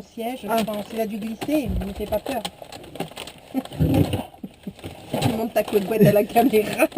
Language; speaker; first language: French; native; French